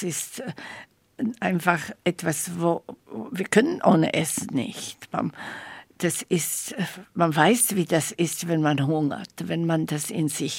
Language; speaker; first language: German; non-native, fluent; Slovak